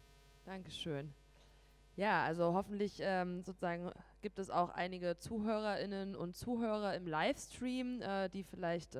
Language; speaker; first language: German; native; German